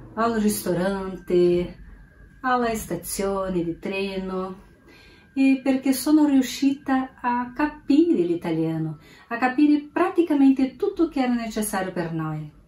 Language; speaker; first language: Italian; non-native, learner; Portuguese